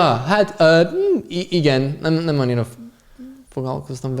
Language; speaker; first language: Hungarian; non-native, fluent; English